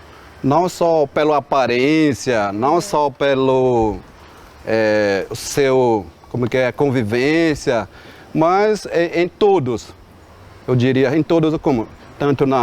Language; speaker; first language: Portuguese; non-native, local second language; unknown